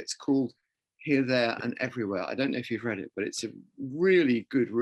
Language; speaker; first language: English; native; English